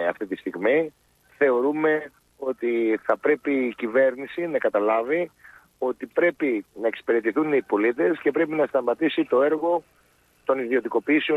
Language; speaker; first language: Greek; native; Greek